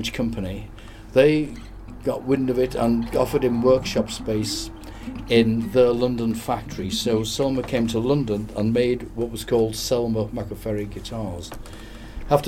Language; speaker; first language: English; native; English